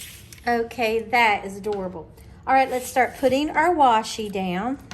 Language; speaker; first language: English; native; English